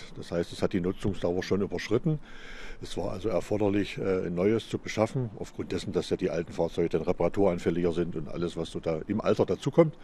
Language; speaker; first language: German; native; German